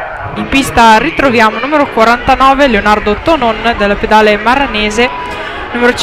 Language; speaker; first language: Italian; native; Italian